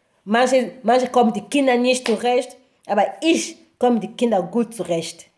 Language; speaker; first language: German; non-native, learner; Lingala